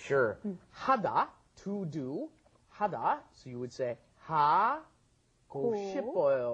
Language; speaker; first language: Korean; non-native, fluent; English